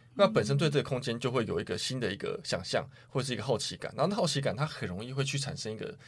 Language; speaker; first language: Chinese; native; Chinese